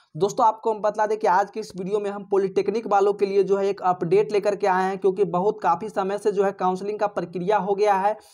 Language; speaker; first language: Hindi; native; Hindi